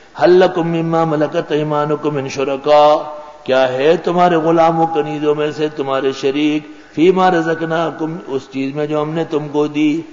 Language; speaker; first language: Urdu; non-native, local second language; Pashto